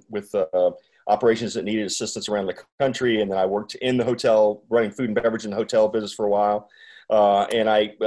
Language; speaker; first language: English; native; English